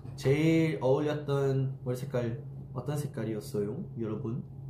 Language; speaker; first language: Korean; early bilingual, heritage; Korean